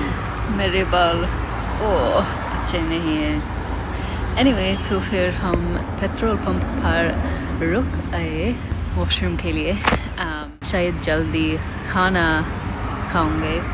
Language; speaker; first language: Hindi; non-native, learner; English